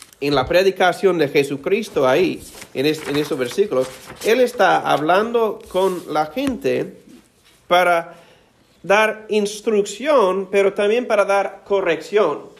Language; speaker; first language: Spanish; non-native, fluent; English